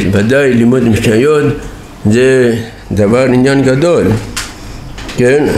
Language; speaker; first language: Hebrew; non-native, fluent; Persian